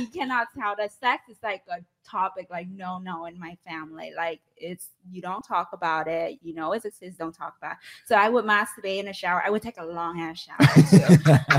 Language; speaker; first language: English; non-native, fluent; Vietnamese